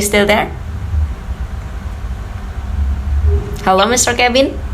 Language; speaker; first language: English; non-native, fluent; Indonesian